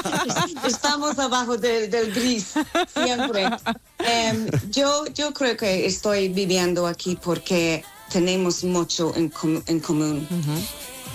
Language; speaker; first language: Spanish; non-native, fluent; English